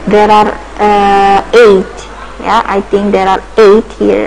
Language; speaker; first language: English; non-native, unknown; Indonesian